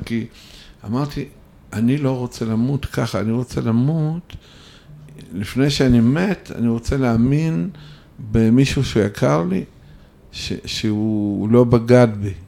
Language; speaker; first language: Hebrew; non-native, fluent; Russian